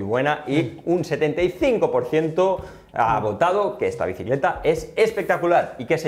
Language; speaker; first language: Spanish; native; Spanish